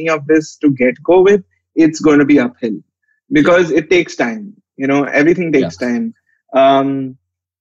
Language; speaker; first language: English; non-native, local second language; Hindi